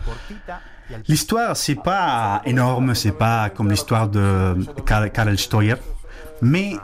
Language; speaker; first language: French; non-native, fluent; Spanish